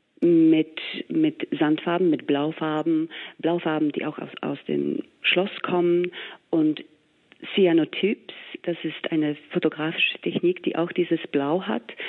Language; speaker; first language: German; non-native, fluent; English